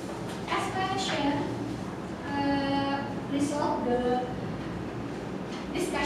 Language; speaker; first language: English; non-native, local second language; Indonesian